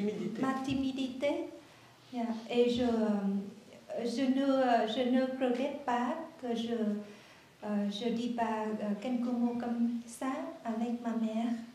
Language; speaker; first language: French; non-native, learner; Vietnamese